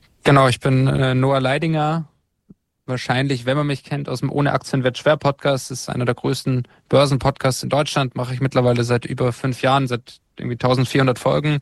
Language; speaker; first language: German; native; German